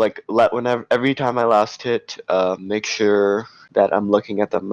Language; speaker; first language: English; native; English